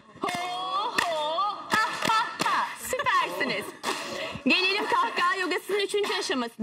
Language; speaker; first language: Turkish; native; Turkish